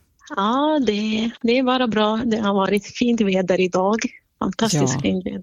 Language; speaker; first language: Swedish; non-native, fluent; Kurdish